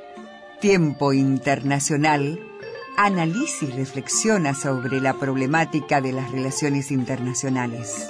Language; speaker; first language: Spanish; native; Spanish